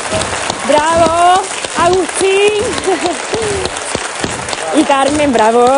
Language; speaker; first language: Spanish; native; Spanish